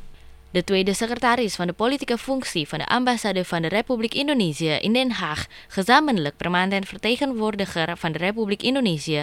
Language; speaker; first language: Dutch; non-native, fluent; Indonesian